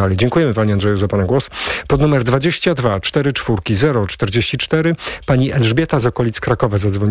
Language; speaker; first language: Polish; native; Polish